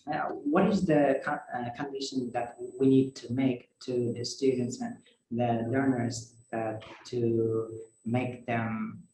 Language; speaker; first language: English; non-native, fluent; Kazakh